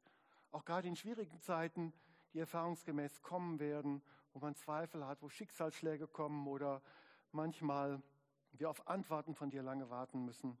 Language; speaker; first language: German; native; German